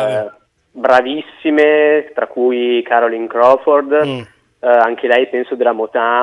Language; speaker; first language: Italian; native; Italian